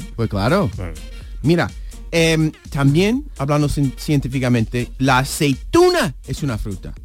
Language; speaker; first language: Spanish; non-native, fluent; English